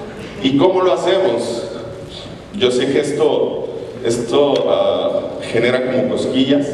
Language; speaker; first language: Spanish; native; Spanish